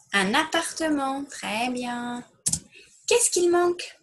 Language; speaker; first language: French; non-native, fluent; English